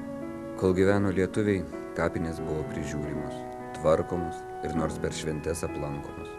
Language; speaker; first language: Lithuanian; native; Lithuanian